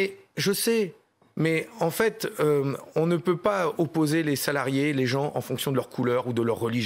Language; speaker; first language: French; native; French